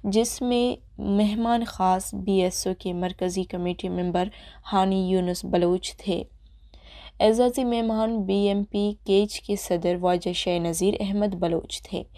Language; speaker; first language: Urdu; non-native, local second language; Baluchi